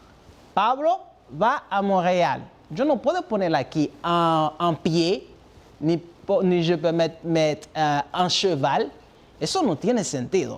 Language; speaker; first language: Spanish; non-native, fluent; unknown